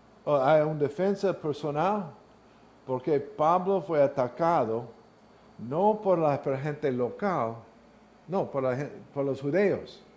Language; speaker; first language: Spanish; non-native, learner; English